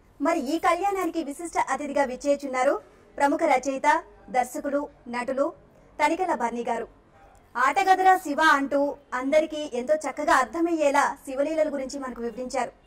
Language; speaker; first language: Telugu; native; Telugu